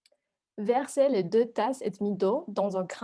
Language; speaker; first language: French; non-native, learner; Spanish